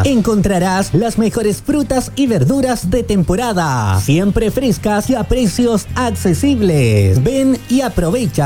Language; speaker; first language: Spanish; native; Spanish